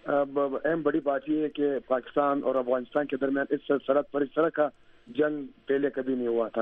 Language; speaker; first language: Urdu; native; Urdu